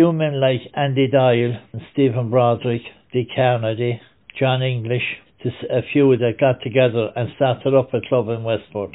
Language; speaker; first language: English; native; English